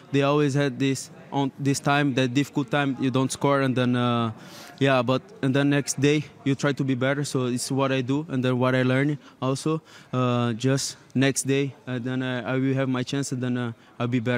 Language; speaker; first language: English; non-native, learner; Portuguese